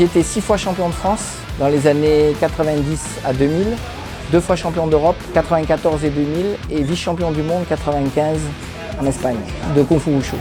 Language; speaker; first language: French; early bilingual, other home language; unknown